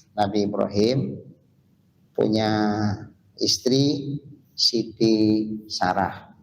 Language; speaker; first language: Indonesian; native; Indonesian